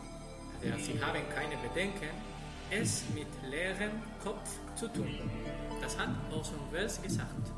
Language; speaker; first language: German; non-native, learner; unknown